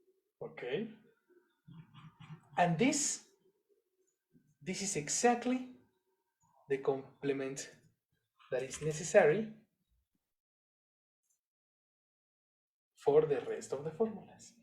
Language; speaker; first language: English; non-native, fluent; Spanish